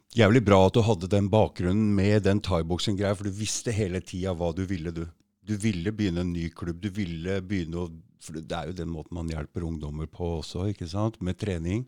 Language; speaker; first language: Norwegian; native; Norwegian